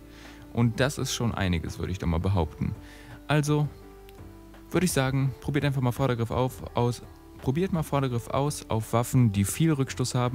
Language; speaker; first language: German; native; German